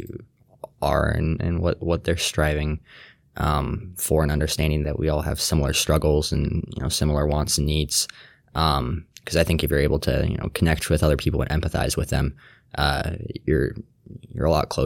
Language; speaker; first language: English; native; English